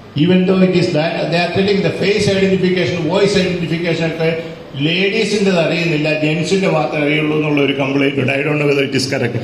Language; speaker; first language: English; non-native, local second language; Malayalam